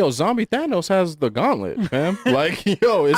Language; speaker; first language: English; native; English